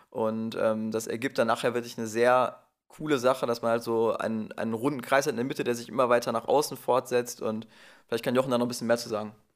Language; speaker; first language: German; native; German